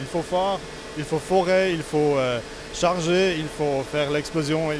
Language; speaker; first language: French; non-native, local second language; Italian